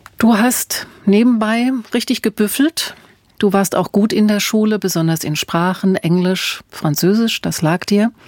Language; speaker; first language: German; native; German